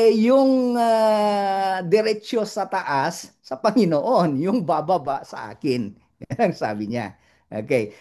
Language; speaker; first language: Filipino; non-native, local second language; Iloko